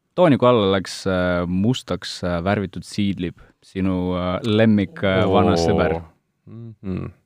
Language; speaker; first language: Estonian; non-native, local second language; Russian